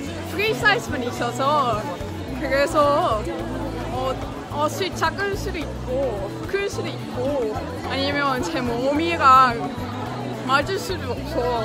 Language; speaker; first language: Korean; non-native, fluent; Dutch